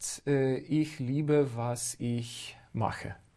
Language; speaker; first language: German; non-native, learner; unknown